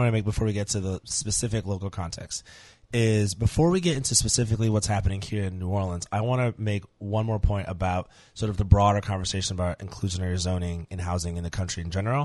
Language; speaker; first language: English; native; English